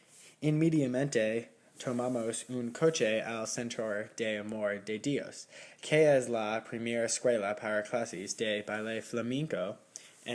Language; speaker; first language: Spanish; non-native, learner; English